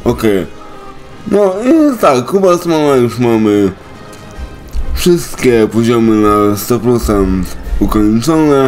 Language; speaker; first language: Polish; native; Polish